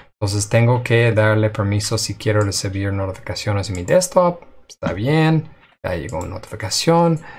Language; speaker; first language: Spanish; non-native, fluent; English